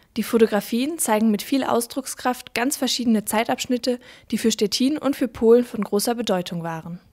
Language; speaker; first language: German; native; German